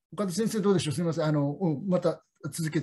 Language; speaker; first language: Japanese; native; Japanese